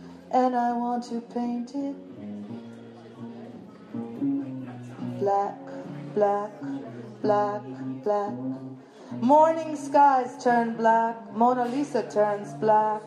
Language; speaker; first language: English; early bilingual, other home language; Spanish